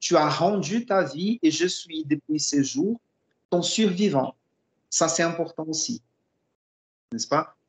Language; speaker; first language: French; non-native, fluent; Portuguese